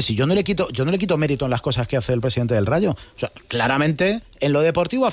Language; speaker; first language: Spanish; native; Spanish